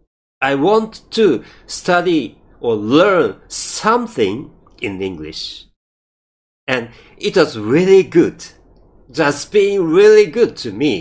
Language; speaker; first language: English; non-native, learner; Japanese